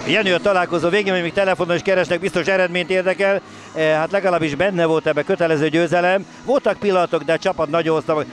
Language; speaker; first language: Hungarian; native; Hungarian